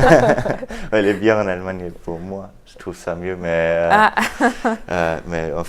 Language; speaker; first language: French; non-native, fluent; German